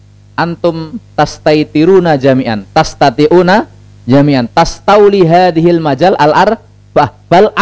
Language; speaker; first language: Arabic; non-native, fluent; Indonesian